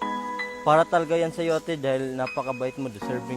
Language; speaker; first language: Filipino; native; Filipino